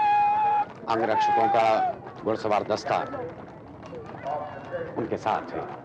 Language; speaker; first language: Hindi; native; Hindi